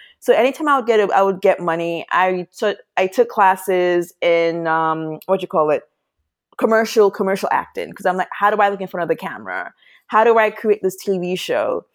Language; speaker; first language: English; non-native, local second language; Yoruba